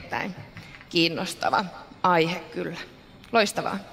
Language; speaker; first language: Finnish; native; Finnish